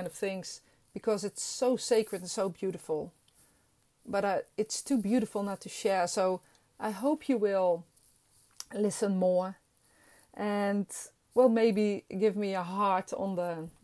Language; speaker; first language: English; non-native, fluent; Dutch